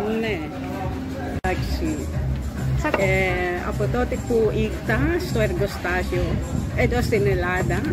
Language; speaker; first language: Greek; non-native, learner; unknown